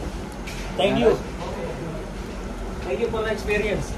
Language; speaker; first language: English; non-native, learner; Filipino